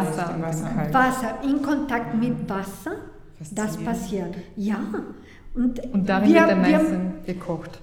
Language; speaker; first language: German; non-native, learner; Spanish